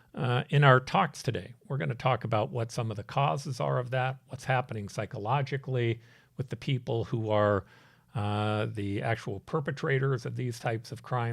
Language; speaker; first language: English; native; English